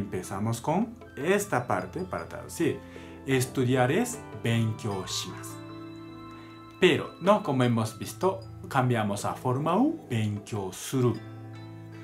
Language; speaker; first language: Spanish; non-native, learner; Japanese